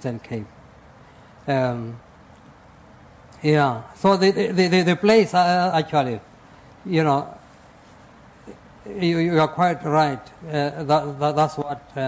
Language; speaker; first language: English; non-native, local second language; Xhosa